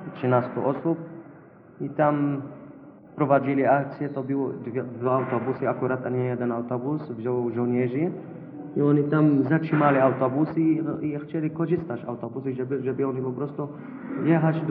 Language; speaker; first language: Polish; non-native, learner; Arabic